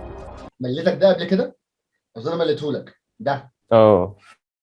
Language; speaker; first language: Arabic; native; Arabic